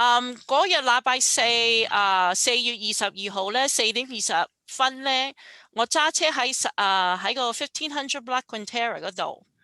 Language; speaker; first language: Cantonese; early bilingual, heritage; Cantonese